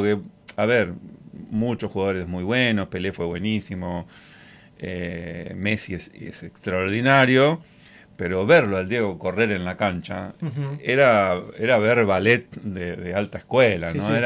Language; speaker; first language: Spanish; native; Spanish